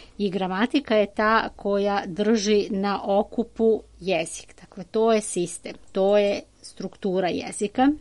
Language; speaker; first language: Serbian; native; Serbian